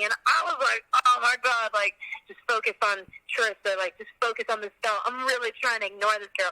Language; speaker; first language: English; native; English